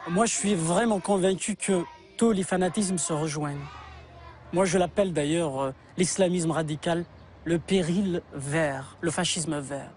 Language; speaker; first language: French; non-native, local second language; Kabyle